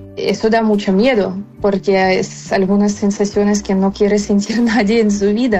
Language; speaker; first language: Spanish; non-native, fluent; Ukrainian